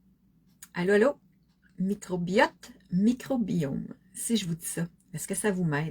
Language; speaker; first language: French; native; French